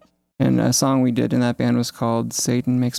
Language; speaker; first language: English; native; English